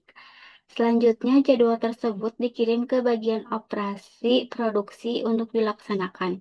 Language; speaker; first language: Indonesian; native; Indonesian